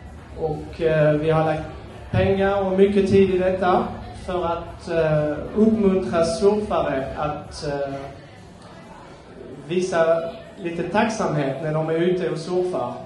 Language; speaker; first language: Swedish; non-native, fluent; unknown